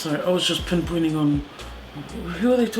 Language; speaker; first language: English; native; English